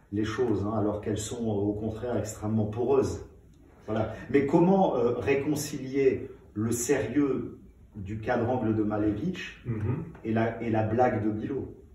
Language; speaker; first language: French; native; French